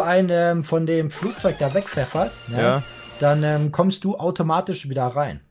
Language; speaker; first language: German; native; German